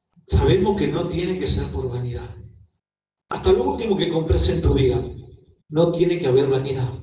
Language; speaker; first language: Spanish; native; Spanish